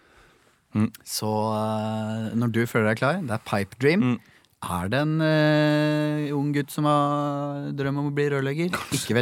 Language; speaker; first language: Norwegian; native; Norwegian